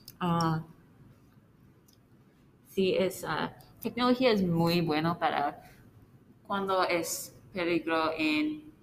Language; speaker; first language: Spanish; non-native, learner; English